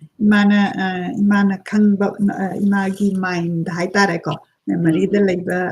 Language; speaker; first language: Manipuri; native; Manipuri